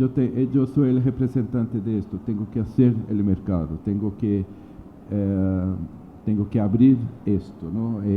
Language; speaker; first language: Spanish; non-native, learner; Portuguese